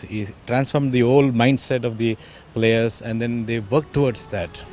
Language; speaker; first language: English; non-native, local second language; Malayalam